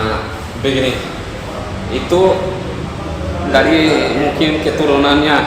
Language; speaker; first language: Indonesian; non-native, fluent; Portuguese